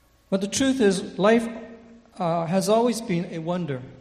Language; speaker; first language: English; native; English